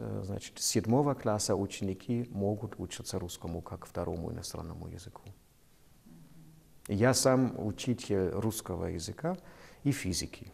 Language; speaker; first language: Russian; non-native, fluent; German